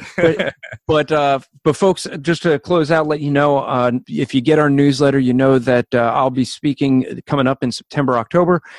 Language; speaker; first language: English; native; English